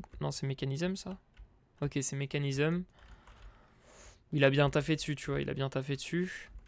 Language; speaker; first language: French; native; French